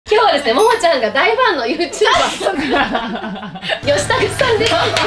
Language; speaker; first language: Japanese; native; Japanese